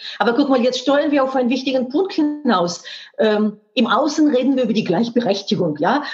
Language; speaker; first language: German; non-native, fluent; Russian